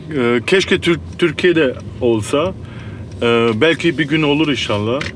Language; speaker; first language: Turkish; early bilingual, heritage; Turkish